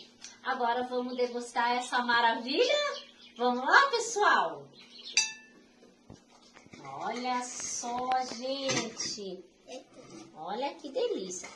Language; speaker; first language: Portuguese; native; Portuguese